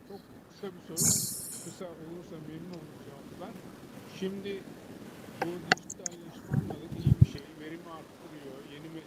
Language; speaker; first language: Turkish; native; Turkish